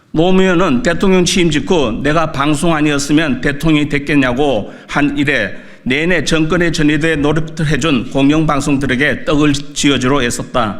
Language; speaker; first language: Korean; native; Korean